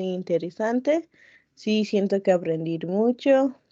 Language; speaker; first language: Spanish; non-native, local second language; English